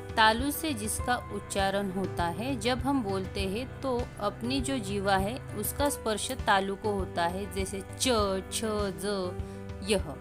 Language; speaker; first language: Hindi; non-native, local second language; Marathi